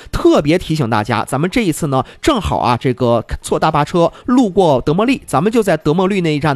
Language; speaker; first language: Chinese; native; Chinese